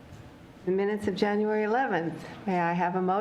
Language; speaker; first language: English; native; English